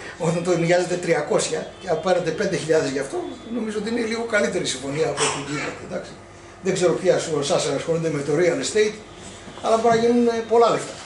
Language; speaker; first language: Greek; early bilingual, heritage; Greek